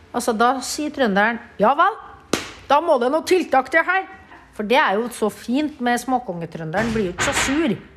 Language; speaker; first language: Norwegian; native; Norwegian